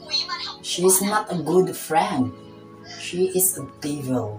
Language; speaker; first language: English; non-native, local second language; Filipino